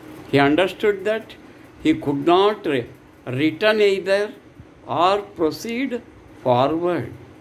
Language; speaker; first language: English; non-native, local second language; Telugu